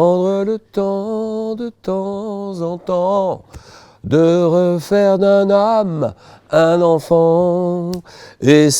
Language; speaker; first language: French; native; French